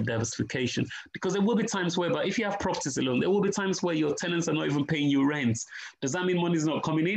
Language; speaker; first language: English; non-native, local second language; Yoruba